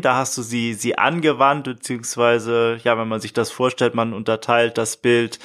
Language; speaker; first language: German; native; German